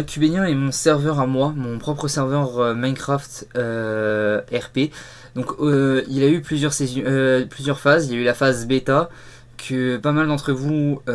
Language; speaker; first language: French; native; French